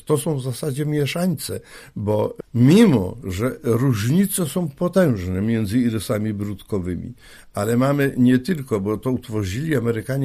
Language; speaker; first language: Polish; native; Polish